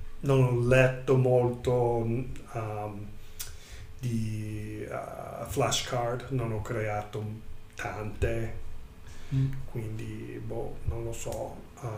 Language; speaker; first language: Italian; non-native, learner; English